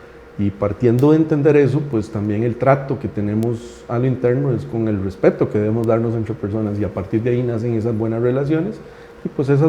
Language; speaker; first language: Spanish; native; Spanish